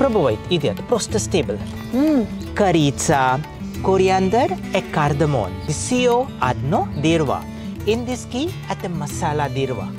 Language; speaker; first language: Russian; non-native, learner; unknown